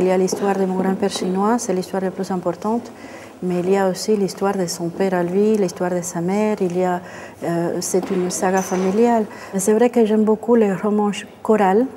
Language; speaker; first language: French; non-native, fluent; Spanish